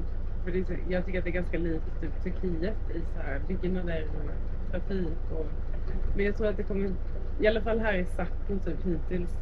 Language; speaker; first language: Swedish; native; Swedish